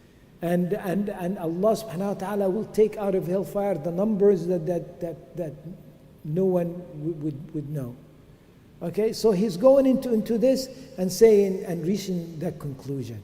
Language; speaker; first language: English; non-native, fluent; Arabic